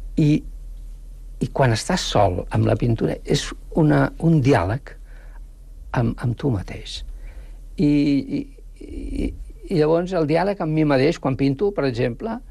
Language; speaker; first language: Catalan; non-native, local second language; Spanish